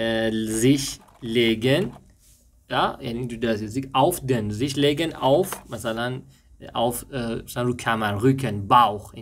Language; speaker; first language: German; non-native, fluent; Persian